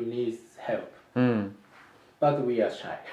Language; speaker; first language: English; non-native, fluent; Japanese